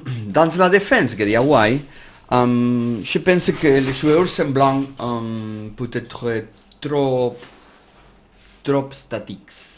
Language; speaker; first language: French; non-native, learner; Spanish